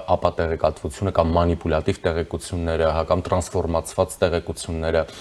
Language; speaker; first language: Armenian; native; Armenian